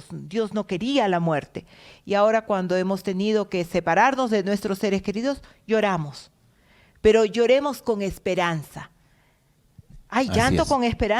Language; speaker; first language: Spanish; native; Spanish